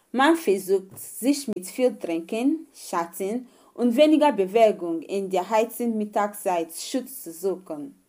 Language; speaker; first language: German; non-native, fluent; Igbo